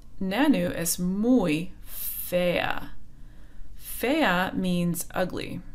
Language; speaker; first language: Spanish; non-native, fluent; English